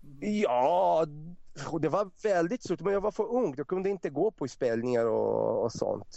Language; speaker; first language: Swedish; non-native, fluent; Portuguese